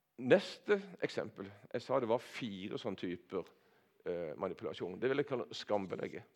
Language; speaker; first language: Norwegian; native; Norwegian